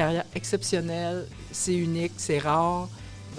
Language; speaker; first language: French; native; French